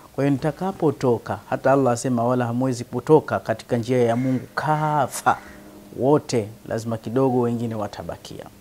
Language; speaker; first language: Swahili; native; Swahili